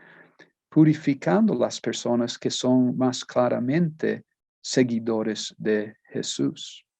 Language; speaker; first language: Spanish; non-native, fluent; Portuguese